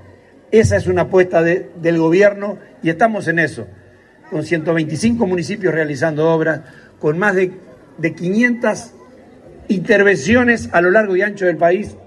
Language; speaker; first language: Spanish; native; Spanish